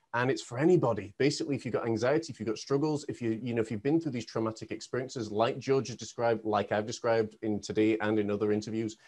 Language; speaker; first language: English; native; English